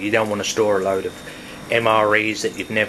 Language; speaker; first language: English; native; English